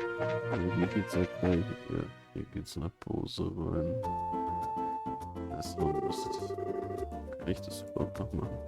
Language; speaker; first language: German; native; German